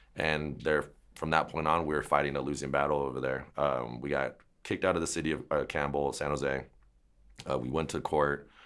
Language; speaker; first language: English; native; English